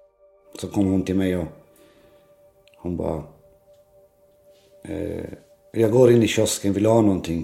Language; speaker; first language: Swedish; early bilingual, other home language; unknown